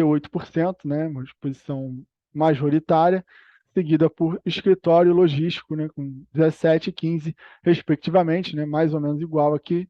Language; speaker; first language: Portuguese; native; Portuguese